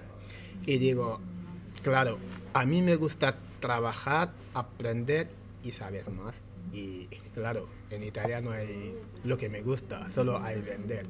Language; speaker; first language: Spanish; non-native, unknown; Wolof